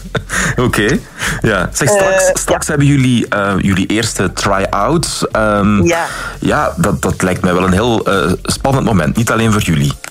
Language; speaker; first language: Dutch; native; Dutch